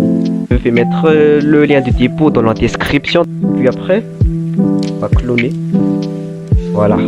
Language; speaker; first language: French; non-native, local second language; Malagasy